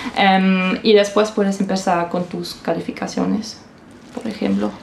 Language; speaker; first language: Spanish; non-native, fluent; German